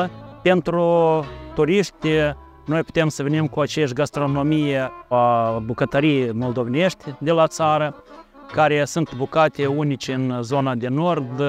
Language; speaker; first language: Romanian; native; Romanian